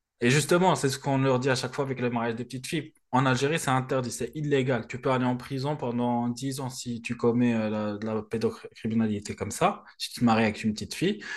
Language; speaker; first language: French; non-native, local second language; Arabic